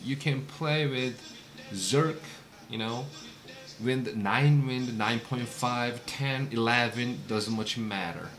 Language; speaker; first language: English; non-native, fluent; Korean